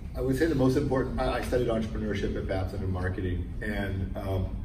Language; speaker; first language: English; native; English